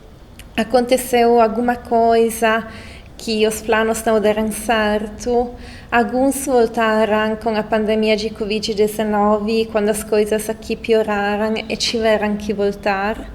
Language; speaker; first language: Portuguese; non-native, fluent; Italian